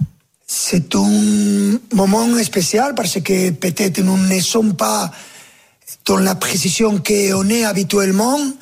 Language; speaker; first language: French; non-native, fluent; Spanish